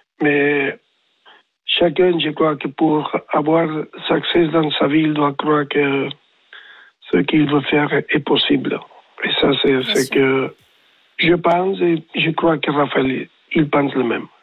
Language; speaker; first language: French; non-native, learner; Spanish